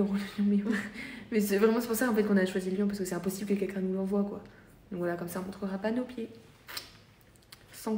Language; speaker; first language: French; native; French